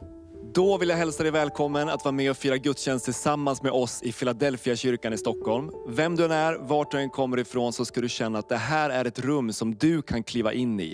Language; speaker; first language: Swedish; native; Swedish